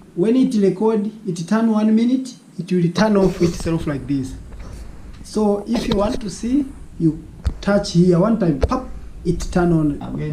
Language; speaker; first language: English; non-native, local second language; Swahili